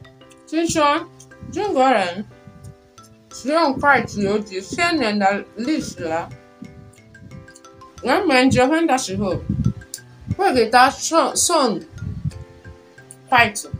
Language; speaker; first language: Chinese; non-native, learner; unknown